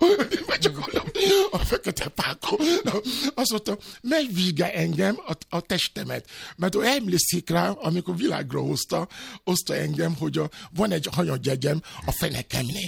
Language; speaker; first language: Hungarian; non-native, fluent; Yoruba